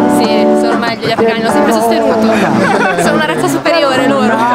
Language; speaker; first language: Italian; native; Italian